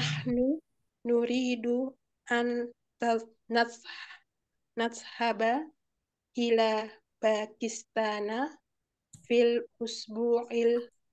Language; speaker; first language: Arabic; non-native, learner; Indonesian